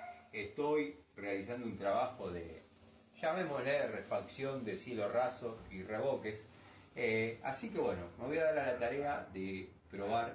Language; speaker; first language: Spanish; native; Spanish